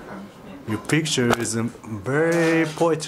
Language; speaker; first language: English; non-native, learner; Japanese